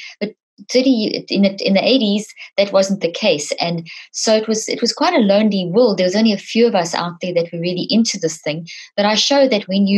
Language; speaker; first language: English; native; English